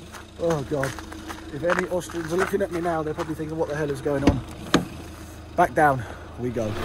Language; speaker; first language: English; native; English